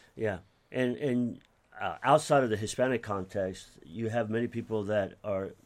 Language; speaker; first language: English; early bilingual, other home language; Spanish